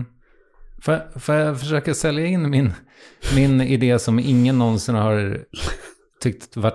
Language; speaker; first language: Swedish; native; Swedish